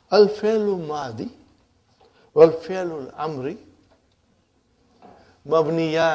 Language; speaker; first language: Arabic; non-native, fluent; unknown